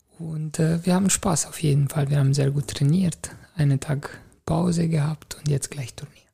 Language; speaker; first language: German; non-native, fluent; Romanian